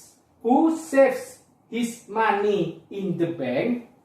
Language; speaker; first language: English; non-native, learner; Indonesian